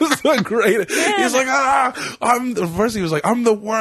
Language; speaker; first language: English; native; English